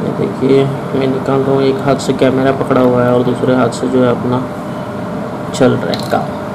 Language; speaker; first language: Hindi; non-native, local second language; Marathi